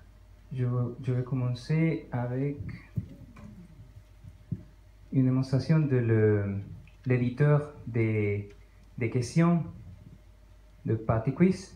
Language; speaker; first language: French; non-native, fluent; Spanish